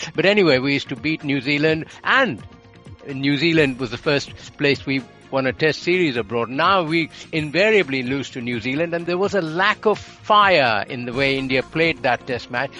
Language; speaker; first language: English; non-native, local second language; Bangla